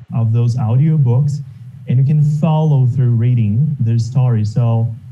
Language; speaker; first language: English; non-native, fluent; Portuguese